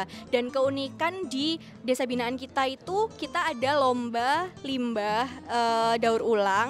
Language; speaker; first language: Indonesian; native; Indonesian